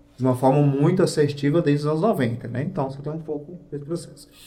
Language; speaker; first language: Portuguese; native; Portuguese